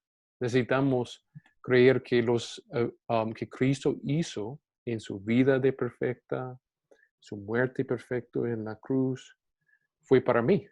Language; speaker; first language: Spanish; non-native, fluent; English